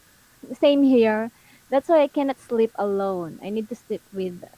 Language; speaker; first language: English; non-native, local second language; Filipino